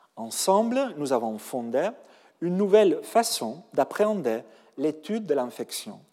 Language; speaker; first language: French; non-native, fluent; Spanish